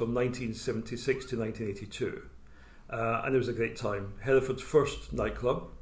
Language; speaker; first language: English; native; English